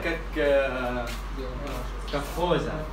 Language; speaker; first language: Russian; non-native, learner; Arabic